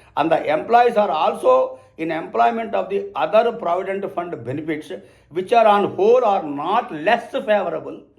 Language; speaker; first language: English; non-native, local second language; Telugu